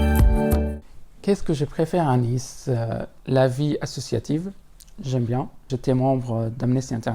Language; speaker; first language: French; non-native, fluent; Arabic